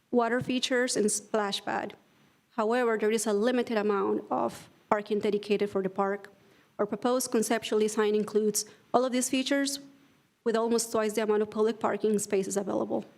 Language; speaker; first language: English; non-native, fluent; Spanish